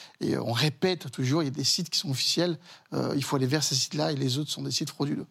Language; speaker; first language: French; native; French